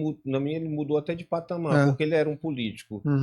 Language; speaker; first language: Portuguese; native; Portuguese